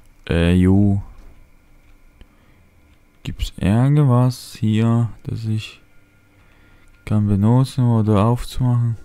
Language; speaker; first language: German; non-native, fluent; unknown